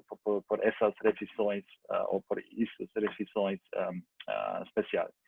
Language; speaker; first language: Portuguese; non-native, learner; German